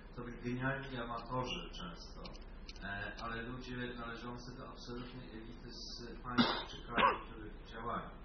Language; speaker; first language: Polish; native; Polish